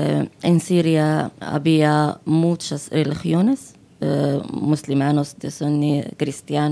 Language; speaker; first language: Spanish; non-native, fluent; Arabic